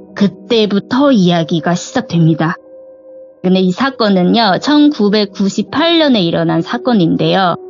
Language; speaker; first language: Korean; non-native, fluent; Chinese